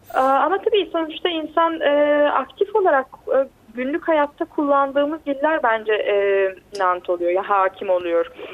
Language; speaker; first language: Turkish; native; Turkish